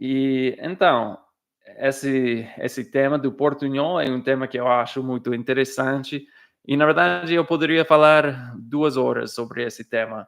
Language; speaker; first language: Portuguese; non-native, fluent; English